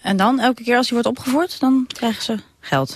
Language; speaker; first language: Dutch; native; Dutch